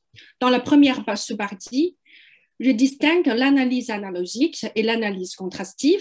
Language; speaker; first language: French; non-native, fluent; Chinese